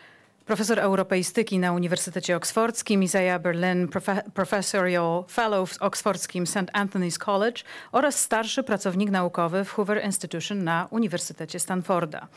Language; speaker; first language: Polish; native; Polish